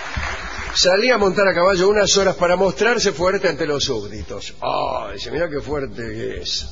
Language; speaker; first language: Spanish; native; Spanish